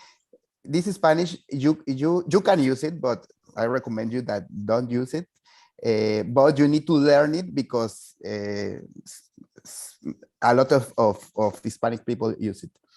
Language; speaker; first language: English; non-native, fluent; Spanish